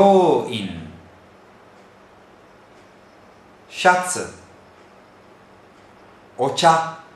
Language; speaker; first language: Japanese; non-native, fluent; Turkish